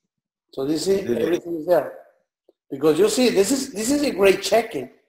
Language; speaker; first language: English; non-native, learner; Spanish